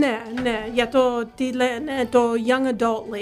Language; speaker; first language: Greek; early bilingual, heritage; Greek